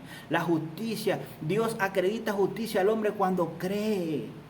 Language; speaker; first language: Spanish; native; Spanish